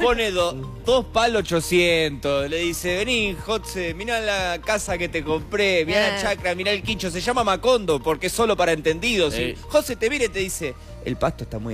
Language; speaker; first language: Spanish; native; Spanish